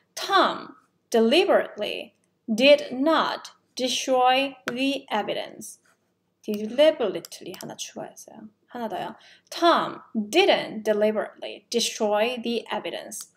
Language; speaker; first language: English; non-native, fluent; Korean